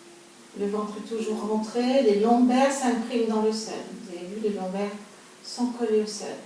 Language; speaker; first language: French; native; French